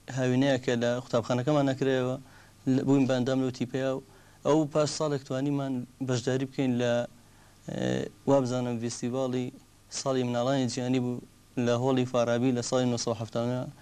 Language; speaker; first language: Central Kurdish; native; Central Kurdish